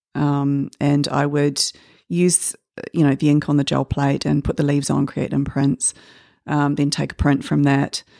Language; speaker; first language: English; native; English